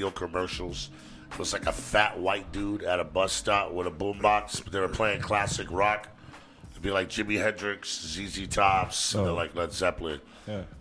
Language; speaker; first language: English; native; English